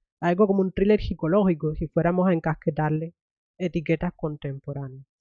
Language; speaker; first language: Spanish; native; Spanish